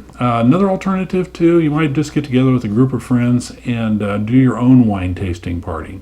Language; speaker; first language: English; native; English